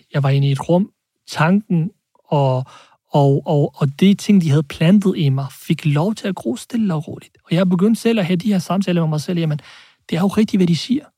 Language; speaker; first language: Danish; early bilingual, other home language; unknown